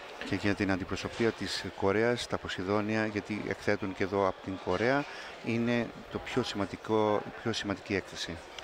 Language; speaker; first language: Greek; native; Greek